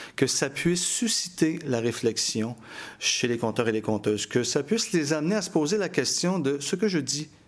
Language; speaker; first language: French; native; French